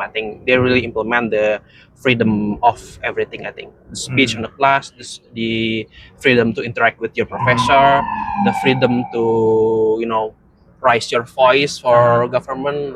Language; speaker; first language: English; non-native, fluent; Indonesian